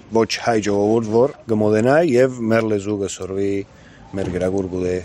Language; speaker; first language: Armenian; early bilingual, heritage; Armenian